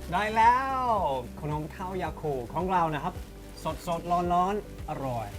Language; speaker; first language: Thai; non-native, fluent; English